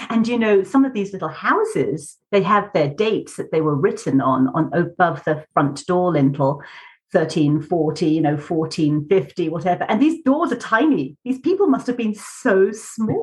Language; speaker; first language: English; native; English